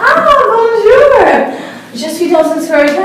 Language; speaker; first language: French; non-native, learner; English